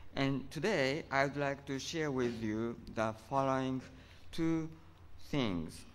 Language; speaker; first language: English; non-native, fluent; Japanese